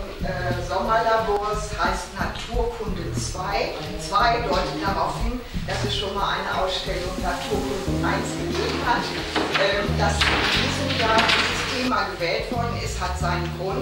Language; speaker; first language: German; native; German